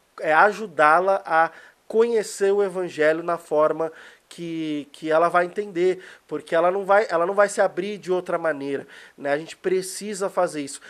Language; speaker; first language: Portuguese; native; Portuguese